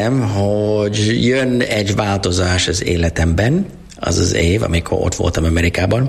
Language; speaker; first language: Hungarian; non-native, learner; English